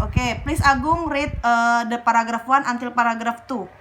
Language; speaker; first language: English; non-native, learner; Indonesian